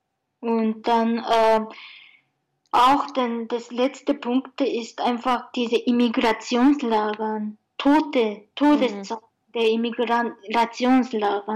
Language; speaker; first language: German; non-native, learner; Japanese